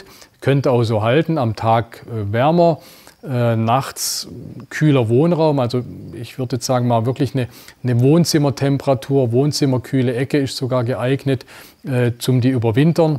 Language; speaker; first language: German; native; German